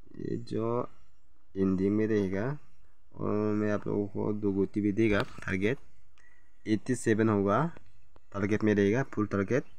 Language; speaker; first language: Hindi; non-native, local second language; Assamese